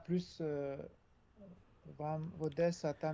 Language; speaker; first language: Russian; non-native, learner; French